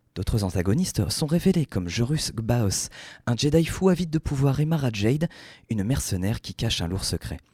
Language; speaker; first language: French; native; French